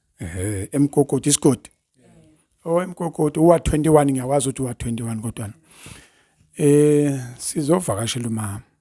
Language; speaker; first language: Zulu; native; Zulu